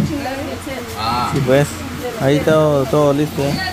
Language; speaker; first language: Spanish; native; Spanish